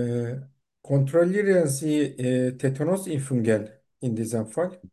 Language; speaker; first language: German; non-native, fluent; Turkish